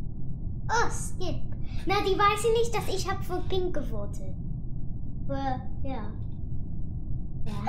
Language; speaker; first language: German; non-native, learner; English